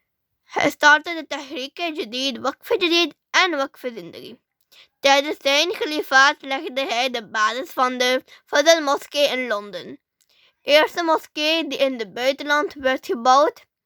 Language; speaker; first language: Dutch; early bilingual, other home language; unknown